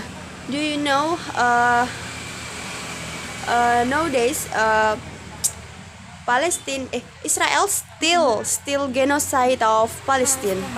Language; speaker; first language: English; non-native, learner; Indonesian